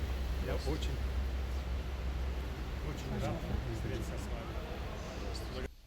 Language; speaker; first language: Russian; non-native, local second language; Kyrgyz